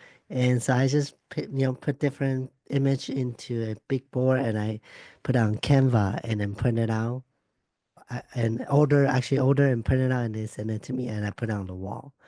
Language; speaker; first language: English; non-native, fluent; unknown